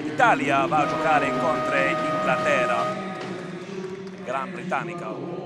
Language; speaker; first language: Italian; non-native, learner; English